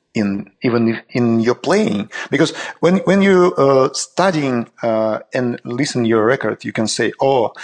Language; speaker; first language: English; non-native, learner; Russian